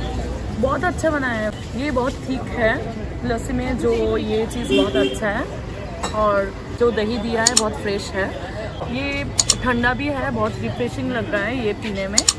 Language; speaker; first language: Hindi; non-native, local second language; Bangla